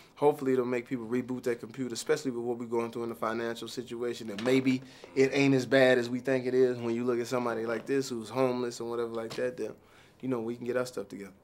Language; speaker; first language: English; native; English